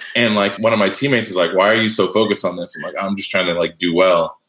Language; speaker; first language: English; native; English